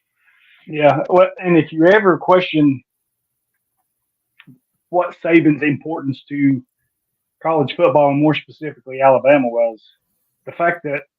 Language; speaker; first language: English; native; English